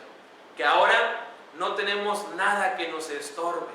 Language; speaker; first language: Spanish; native; Spanish